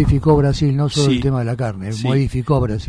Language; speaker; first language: Spanish; native; Spanish